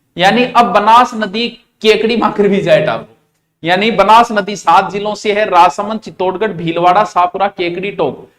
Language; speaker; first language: Hindi; native; Hindi